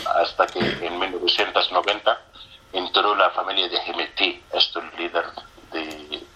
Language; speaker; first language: Spanish; non-native, fluent; Arabic